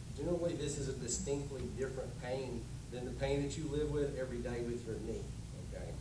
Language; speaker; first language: English; native; English